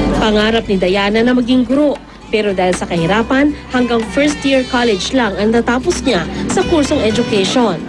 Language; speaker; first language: Filipino; native; Filipino